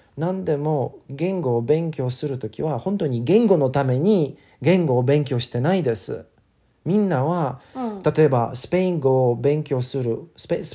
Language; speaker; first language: Japanese; non-native, fluent; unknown